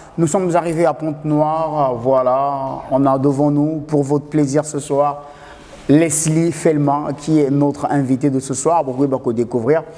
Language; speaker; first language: French; non-native, local second language; Lingala